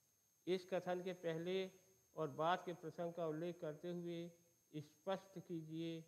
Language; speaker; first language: Hindi; native; Hindi